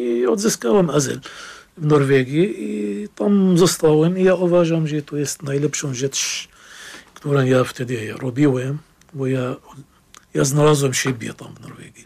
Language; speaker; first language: Polish; non-native, fluent; Arabic